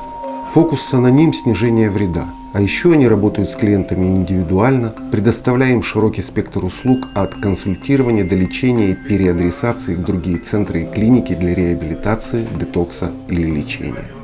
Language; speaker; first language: Russian; native; Russian